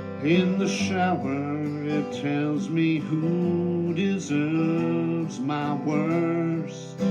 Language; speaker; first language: English; native; English